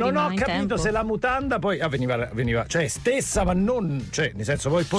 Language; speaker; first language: Italian; native; Italian